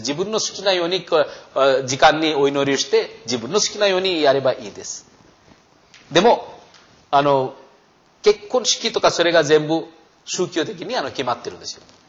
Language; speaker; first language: Japanese; non-native, fluent; Hindi